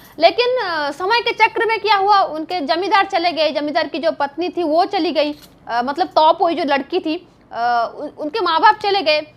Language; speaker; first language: Hindi; non-native, local second language; Bangla